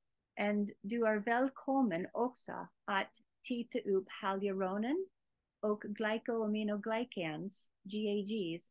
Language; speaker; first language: Swedish; non-native, learner; English